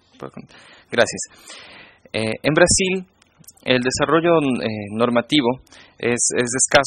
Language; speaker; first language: Spanish; native; Spanish